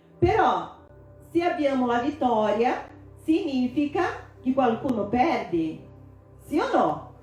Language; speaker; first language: Italian; non-native, fluent; Portuguese